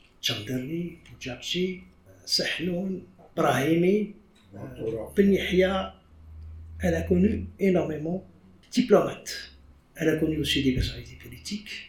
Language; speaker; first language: French; non-native, local second language; Arabic